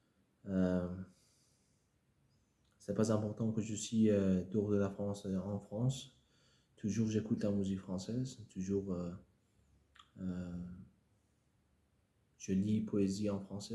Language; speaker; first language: French; non-native, fluent; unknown